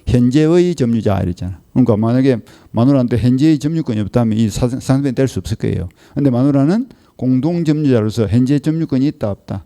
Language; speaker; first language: Korean; native; Korean